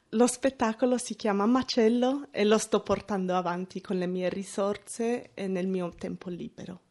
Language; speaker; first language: Italian; non-native, fluent; English